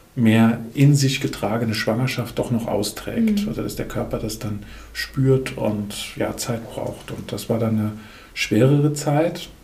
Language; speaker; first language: German; native; German